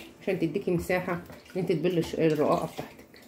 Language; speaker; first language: Arabic; native; Arabic